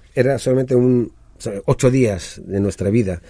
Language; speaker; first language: Spanish; early bilingual, other home language; Hebrew